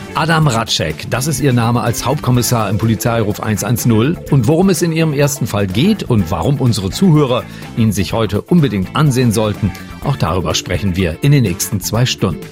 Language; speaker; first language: German; native; German